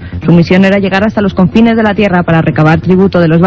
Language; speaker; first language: Spanish; native; Spanish